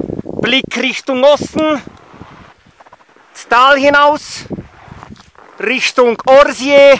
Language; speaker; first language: German; native; German